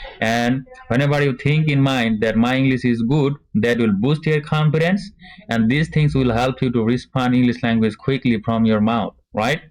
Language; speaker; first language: English; non-native, learner; Bangla